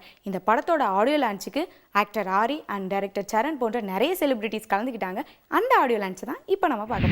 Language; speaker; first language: Tamil; native; Tamil